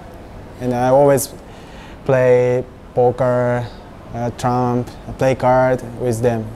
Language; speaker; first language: English; non-native, learner; Japanese